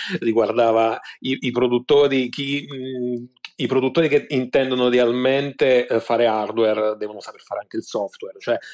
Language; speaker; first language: Italian; native; Italian